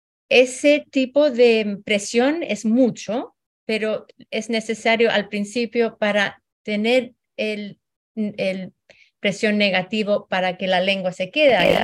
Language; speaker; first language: Spanish; early bilingual, heritage; Spanish